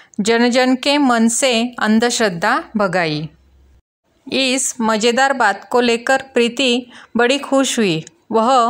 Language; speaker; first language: Hindi; non-native, local second language; Marathi